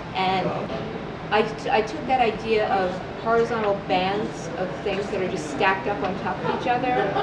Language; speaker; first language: English; native; English